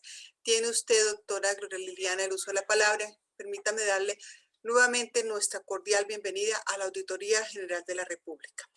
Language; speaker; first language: Spanish; native; Spanish